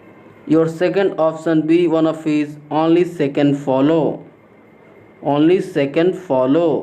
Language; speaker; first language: Hindi; native; Hindi